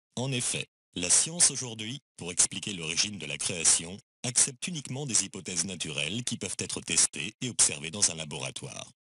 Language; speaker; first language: French; native; French